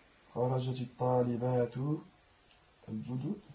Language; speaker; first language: Arabic; non-native, learner; French